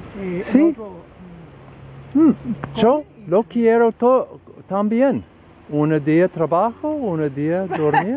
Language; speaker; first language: Spanish; non-native, learner; English